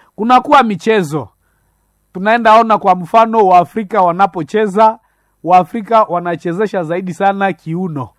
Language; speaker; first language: Swahili; non-native, local second language; Nande